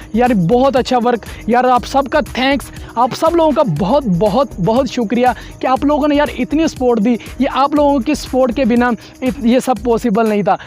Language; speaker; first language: Urdu; non-native, local second language; Punjabi